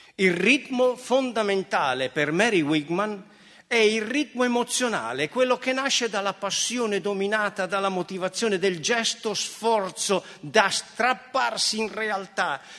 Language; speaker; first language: Italian; native; Italian